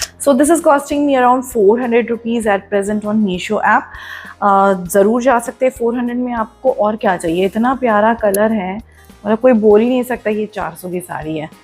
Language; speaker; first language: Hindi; non-native, local second language; Marathi